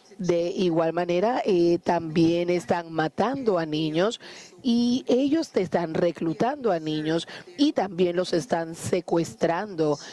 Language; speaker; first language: Spanish; non-native, fluent; Haitian Creole